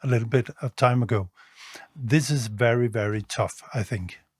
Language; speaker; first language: English; non-native, fluent; Danish